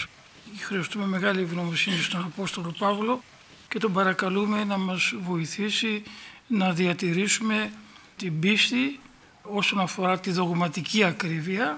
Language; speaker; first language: Greek; native; Greek